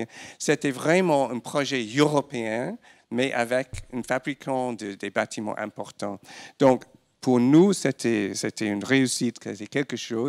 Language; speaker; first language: French; non-native, fluent; English